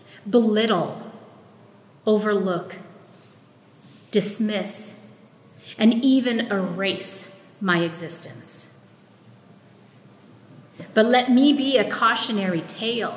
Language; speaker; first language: English; non-native, local second language; Filipino